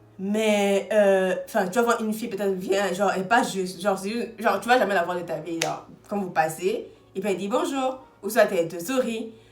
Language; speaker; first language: French; non-native, local second language; Lingala